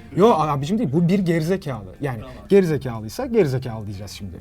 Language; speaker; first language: Turkish; native; Turkish